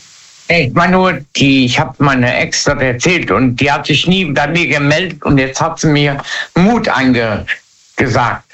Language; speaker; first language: German; native; German